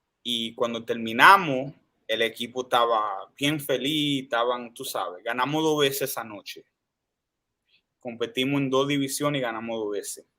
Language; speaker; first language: Spanish; early bilingual, heritage; Spanish